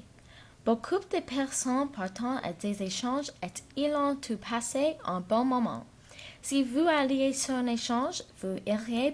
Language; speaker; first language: French; non-native, learner; English